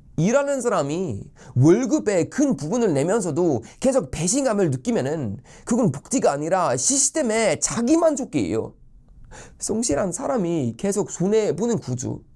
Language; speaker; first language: Korean; non-native, fluent; Swedish